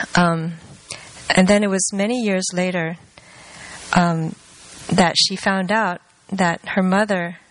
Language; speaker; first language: English; early bilingual, other home language; Chinese